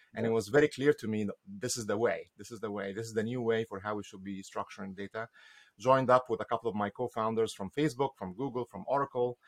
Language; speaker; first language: English; non-native, fluent; Arabic